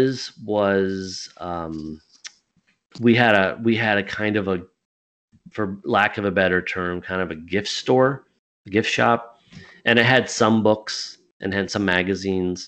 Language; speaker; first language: English; native; English